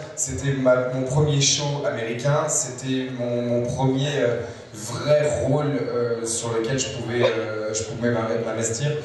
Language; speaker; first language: French; native; French